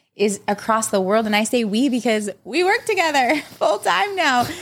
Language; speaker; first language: English; native; English